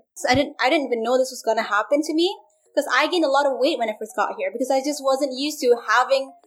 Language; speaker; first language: English; non-native, local second language; Malay